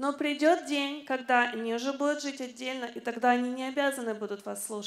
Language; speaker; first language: Russian; native; Russian